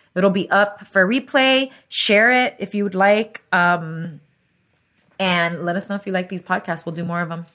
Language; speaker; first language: English; early bilingual, other home language; Spanish